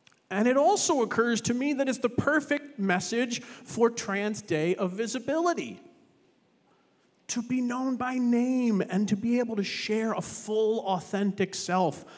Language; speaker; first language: English; native; English